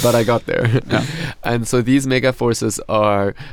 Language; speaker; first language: English; non-native, fluent; Arabic